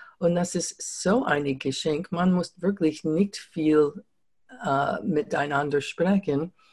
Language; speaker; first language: German; non-native, fluent; English